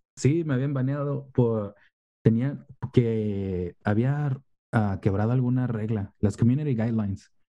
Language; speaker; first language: Spanish; native; Spanish